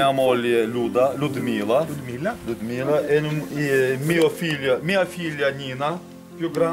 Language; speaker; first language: Italian; non-native, learner; Ukrainian